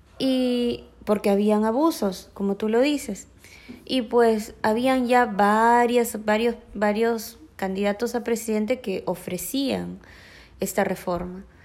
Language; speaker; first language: Spanish; native; Spanish